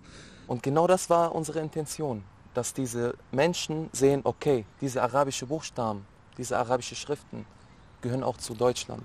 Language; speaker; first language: German; non-native, fluent; Arabic